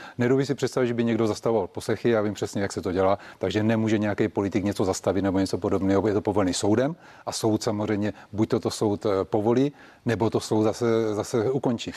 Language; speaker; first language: Czech; native; Czech